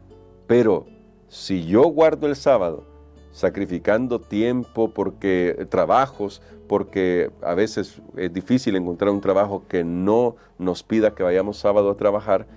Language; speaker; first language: Spanish; native; Spanish